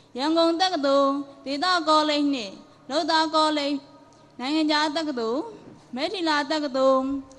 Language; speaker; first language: Burmese; native; Burmese